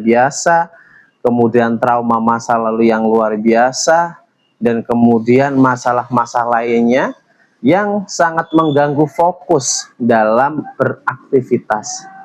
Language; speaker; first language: Indonesian; native; Indonesian